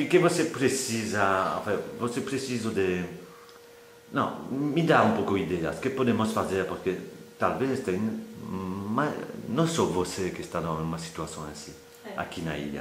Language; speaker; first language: Portuguese; non-native, fluent; French